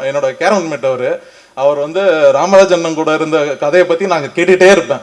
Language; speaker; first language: Tamil; native; Tamil